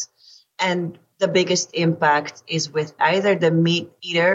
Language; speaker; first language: English; non-native, local second language; Filipino